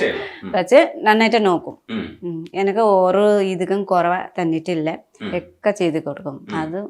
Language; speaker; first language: Malayalam; non-native, learner; Nepali